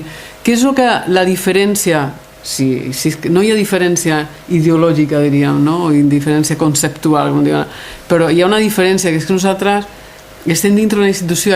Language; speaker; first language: Catalan; native; Catalan